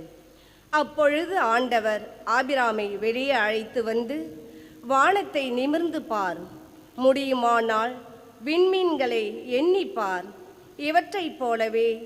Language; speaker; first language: Tamil; native; Tamil